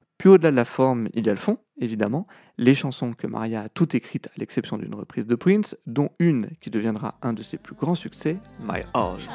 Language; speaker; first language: French; native; French